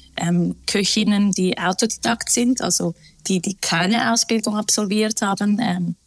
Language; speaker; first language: German; early bilingual, other home language; Turkish